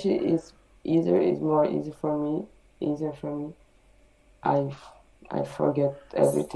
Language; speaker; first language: English; non-native, learner; Portuguese